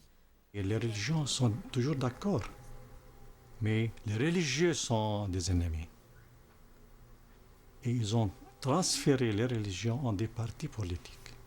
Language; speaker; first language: French; non-native, fluent; Arabic